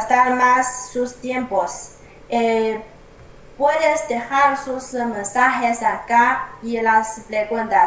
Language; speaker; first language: Spanish; non-native, learner; Chinese